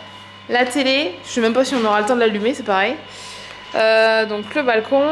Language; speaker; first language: French; native; French